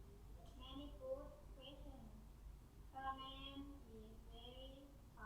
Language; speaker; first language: English; non-native, learner; Thai